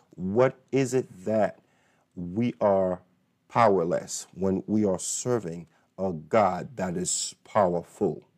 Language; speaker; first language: English; non-native, fluent; Haitian Creole